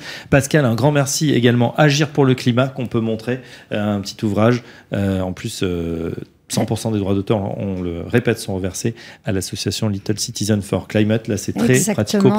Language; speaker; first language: French; native; French